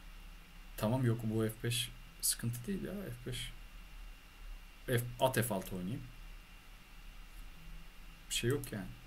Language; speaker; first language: Turkish; native; Turkish